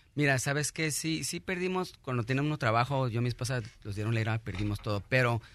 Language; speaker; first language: Spanish; native; Spanish